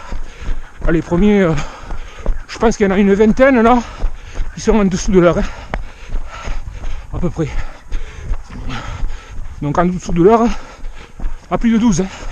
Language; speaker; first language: French; native; French